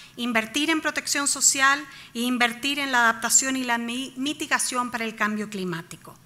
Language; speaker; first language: Spanish; native; Spanish